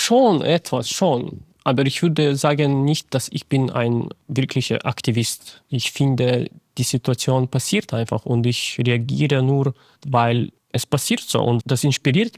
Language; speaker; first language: German; non-native, fluent; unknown